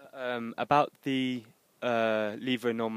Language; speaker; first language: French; non-native, learner; English